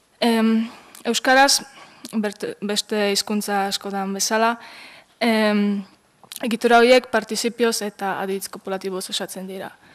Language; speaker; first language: Basque; non-native, fluent; Polish